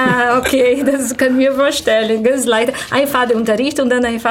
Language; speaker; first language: German; non-native, fluent; Portuguese